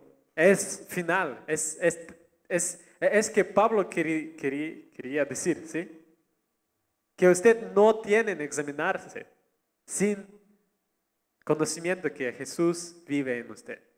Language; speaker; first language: Spanish; non-native, learner; Russian